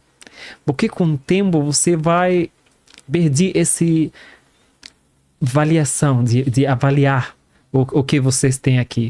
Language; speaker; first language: Portuguese; non-native, fluent; Arabic